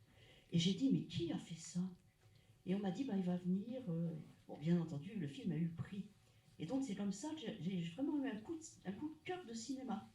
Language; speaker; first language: French; native; French